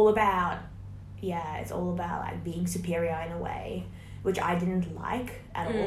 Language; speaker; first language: English; non-native, fluent; Hungarian